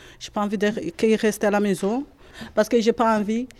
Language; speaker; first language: French; non-native, learner; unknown